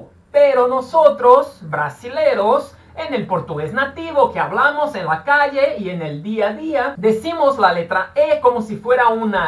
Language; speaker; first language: Spanish; non-native, fluent; Portuguese